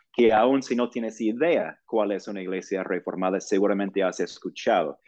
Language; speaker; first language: Spanish; non-native, fluent; English